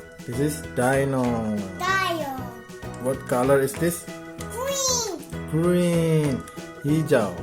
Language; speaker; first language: English; non-native, learner; Indonesian